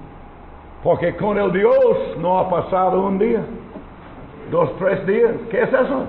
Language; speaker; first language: Spanish; non-native, learner; English